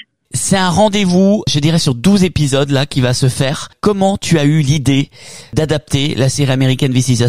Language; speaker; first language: French; native; French